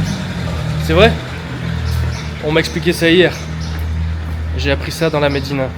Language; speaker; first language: French; native; French